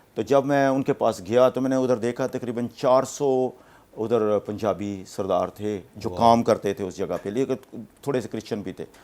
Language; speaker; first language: Urdu; non-native, local second language; Punjabi